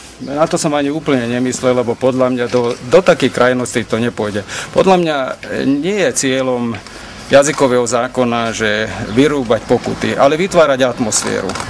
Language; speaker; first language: Slovak; non-native, local second language; Hungarian